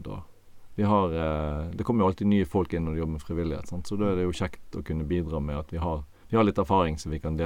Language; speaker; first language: Norwegian; native; Norwegian